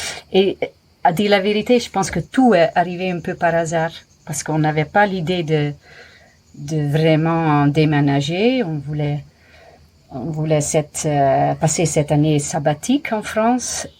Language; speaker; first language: French; non-native, fluent; Dutch